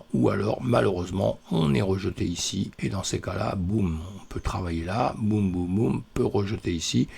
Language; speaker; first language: French; native; French